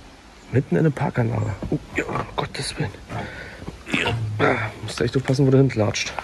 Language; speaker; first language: German; native; German